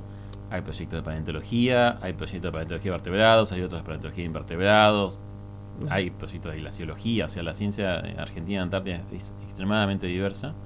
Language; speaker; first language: Spanish; native; Spanish